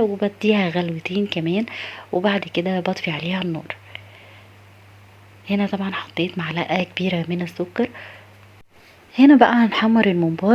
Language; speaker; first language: Arabic; native; Arabic